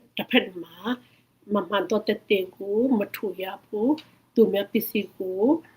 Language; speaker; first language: Burmese; non-native, local second language; Hakha Chin